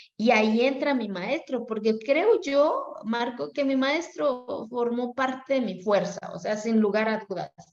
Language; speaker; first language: Spanish; non-native, local second language; Zapotec